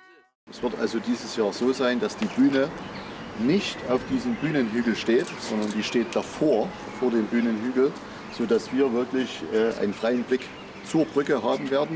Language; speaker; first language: German; native; German